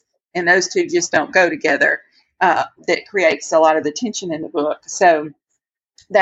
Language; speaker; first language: English; native; English